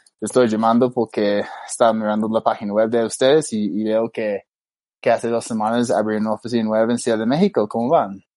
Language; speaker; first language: Spanish; non-native, fluent; English